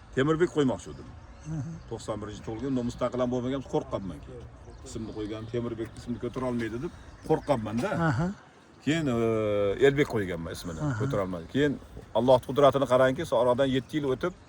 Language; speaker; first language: Uzbek; native; Uzbek